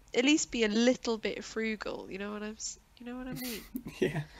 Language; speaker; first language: English; native; English